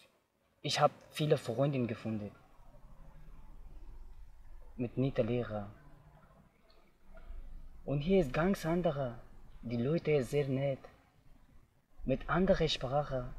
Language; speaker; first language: German; non-native, learner; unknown